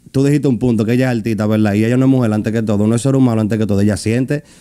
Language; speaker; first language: Spanish; native; Spanish